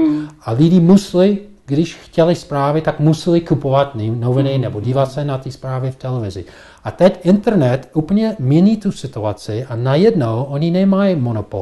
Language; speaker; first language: Czech; non-native, fluent; English